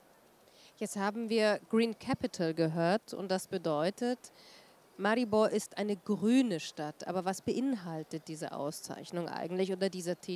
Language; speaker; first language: German; native; German